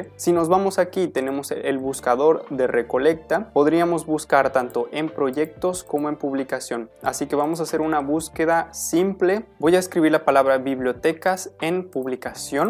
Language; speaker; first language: Spanish; native; Spanish